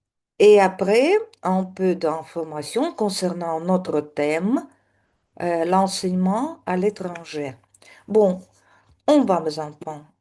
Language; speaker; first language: French; non-native, fluent; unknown